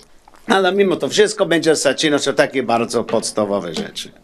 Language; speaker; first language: Polish; non-native, learner; English